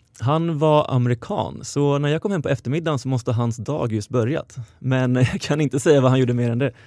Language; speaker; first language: Swedish; native; Swedish